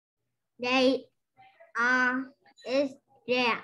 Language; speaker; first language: English; non-native, learner; Vietnamese